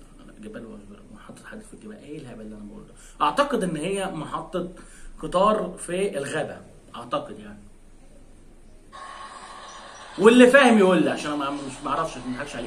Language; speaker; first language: Arabic; native; Arabic